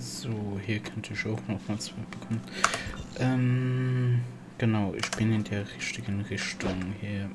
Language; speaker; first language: German; non-native, local second language; Luxembourgish